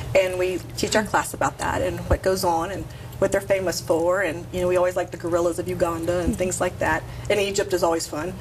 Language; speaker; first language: English; native; English